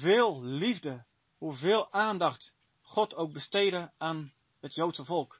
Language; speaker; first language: Dutch; native; Dutch